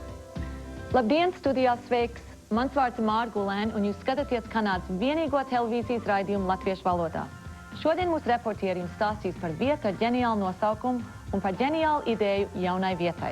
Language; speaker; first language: Latvian; early bilingual, heritage; Latvian